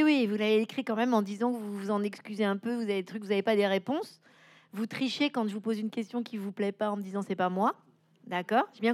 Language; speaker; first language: French; native; French